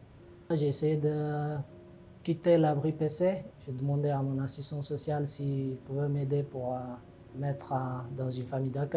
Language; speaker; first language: French; non-native, fluent; Tigrinya